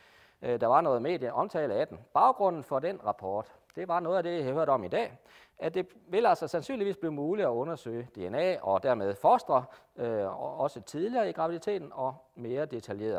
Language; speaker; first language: Danish; native; Danish